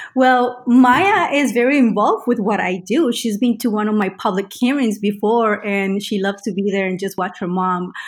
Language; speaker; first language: English; non-native, fluent; Spanish